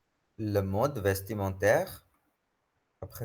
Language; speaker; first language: French; non-native, fluent; Hindi